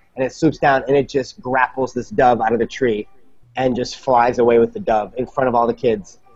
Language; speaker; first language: English; native; English